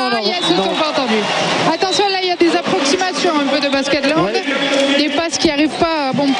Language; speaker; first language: French; native; French